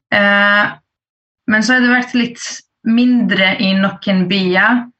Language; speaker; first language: Norwegian; early bilingual, other home language; Persian